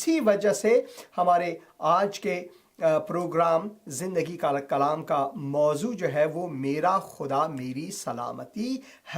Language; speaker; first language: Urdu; non-native, fluent; Persian